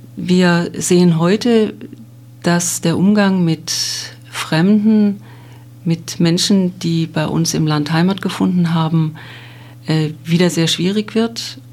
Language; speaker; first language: German; native; German